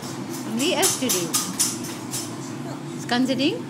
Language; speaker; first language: German; non-native, learner; English